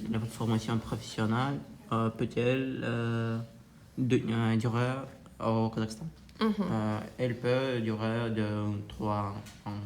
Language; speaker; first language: French; non-native, learner; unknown